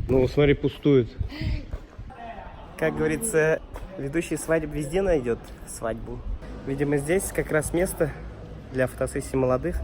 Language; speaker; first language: Russian; non-native, local second language; Tatar